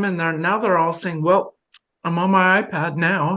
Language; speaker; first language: English; non-native, fluent; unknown